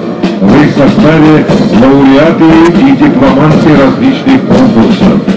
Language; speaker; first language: Russian; native; Russian